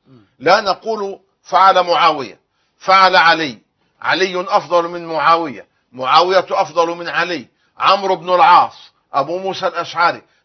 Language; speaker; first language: Arabic; native; Arabic